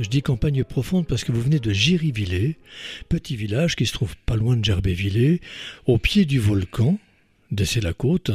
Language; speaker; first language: French; native; French